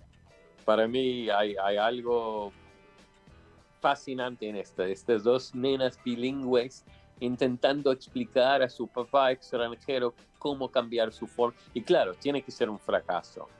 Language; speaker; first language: Spanish; non-native, fluent; English